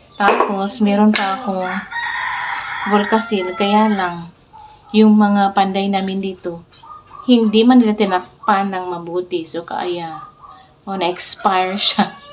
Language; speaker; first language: Filipino; non-native, local second language; Cebuano